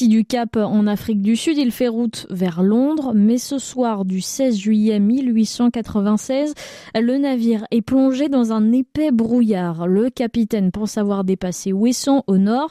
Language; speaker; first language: French; native; French